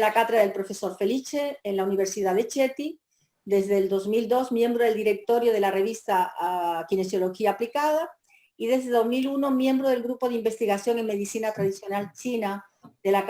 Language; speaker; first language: Spanish; native; Spanish